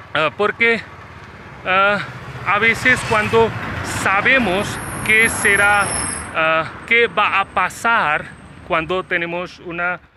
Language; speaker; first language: Spanish; non-native, fluent; Hindi